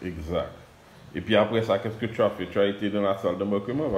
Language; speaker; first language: French; native; French